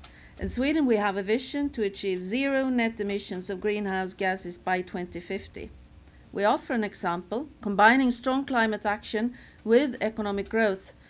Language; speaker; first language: English; non-native, fluent; Swedish